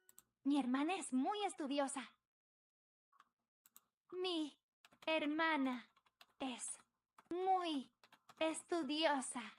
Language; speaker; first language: Spanish; non-native, learner; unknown